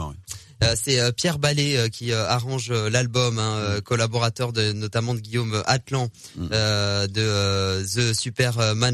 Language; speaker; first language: French; native; French